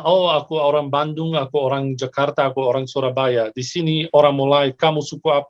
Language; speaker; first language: Indonesian; non-native, fluent; Arabic